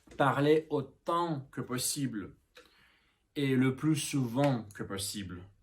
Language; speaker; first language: French; non-native, learner; Russian